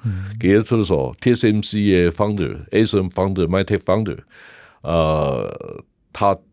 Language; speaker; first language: Korean; non-native, learner; Chinese